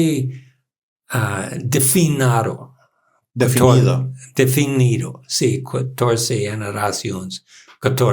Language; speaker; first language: Spanish; non-native, learner; English